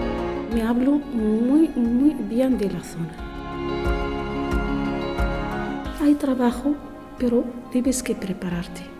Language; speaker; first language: Spanish; non-native, fluent; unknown